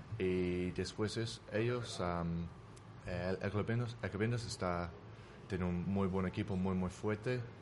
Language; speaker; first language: Spanish; non-native, fluent; English